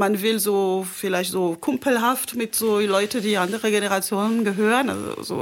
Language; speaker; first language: German; non-native, fluent; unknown